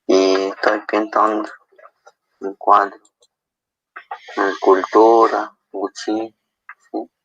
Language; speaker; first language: Spanish; non-native, local second language; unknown